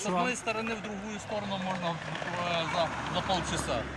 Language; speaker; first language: Russian; non-native, local second language; Ukrainian